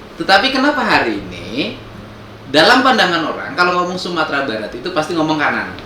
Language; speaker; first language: Indonesian; non-native, local second language; Sundanese